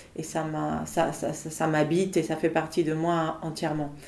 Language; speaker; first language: French; non-native, fluent; Spanish